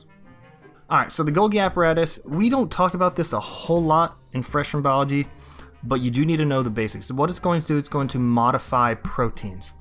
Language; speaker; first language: English; native; English